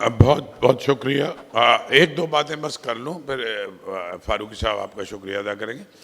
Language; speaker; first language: Urdu; native; Urdu